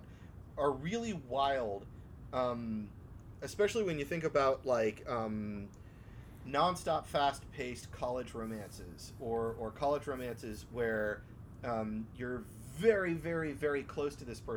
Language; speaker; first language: English; native; English